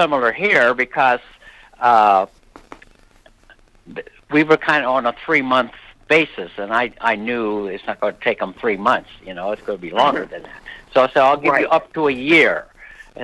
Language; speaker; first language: English; native; English